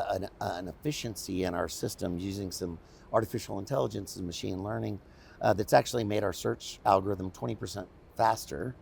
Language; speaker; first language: English; native; English